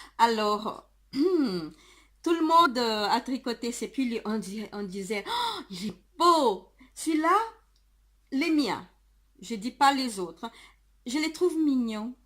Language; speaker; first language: French; non-native, fluent; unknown